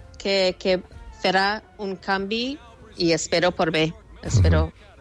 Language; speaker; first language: Catalan; non-native, fluent; English